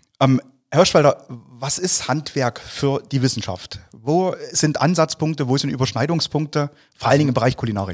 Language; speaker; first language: German; native; German